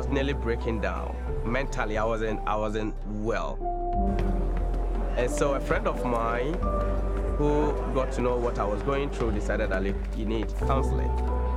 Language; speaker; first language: English; non-native, local second language; Akan